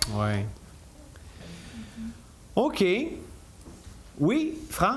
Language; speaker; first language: French; native; French